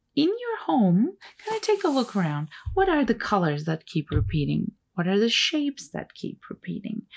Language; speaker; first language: English; non-native, fluent; Turkish